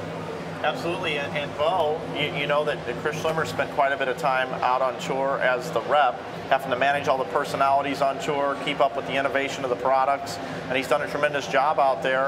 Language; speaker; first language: English; native; English